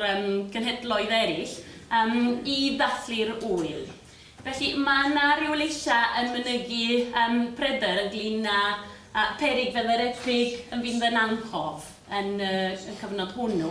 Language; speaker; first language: Welsh; non-native, fluent; Spanish